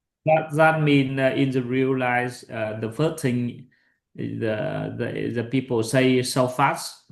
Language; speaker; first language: English; non-native, learner; Vietnamese